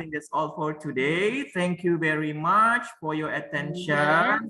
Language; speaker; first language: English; non-native, learner; Indonesian